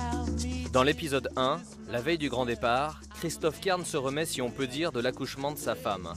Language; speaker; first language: French; native; French